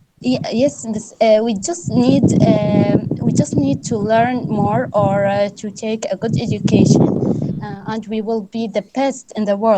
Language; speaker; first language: English; non-native, learner; Arabic